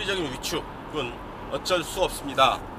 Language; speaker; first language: Korean; native; Korean